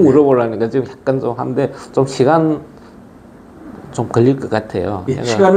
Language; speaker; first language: Korean; early bilingual, other home language; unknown